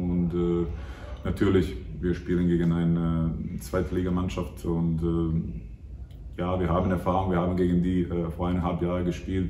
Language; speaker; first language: German; non-native, fluent; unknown